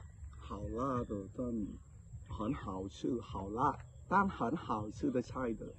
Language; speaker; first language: Chinese; non-native, learner; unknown